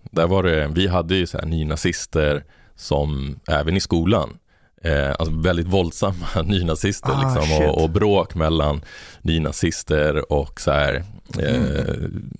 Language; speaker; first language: Swedish; native; Swedish